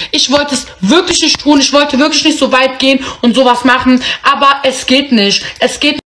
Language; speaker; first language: German; early bilingual, other home language; Arabic